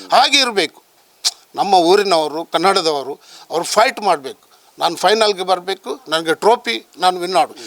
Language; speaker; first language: Kannada; non-native, local second language; Tulu